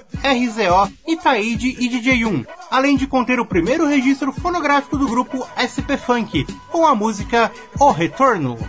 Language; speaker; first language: Portuguese; native; Portuguese